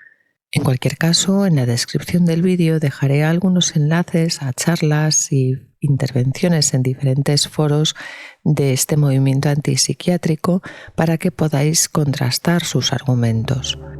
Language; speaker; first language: Spanish; native; Spanish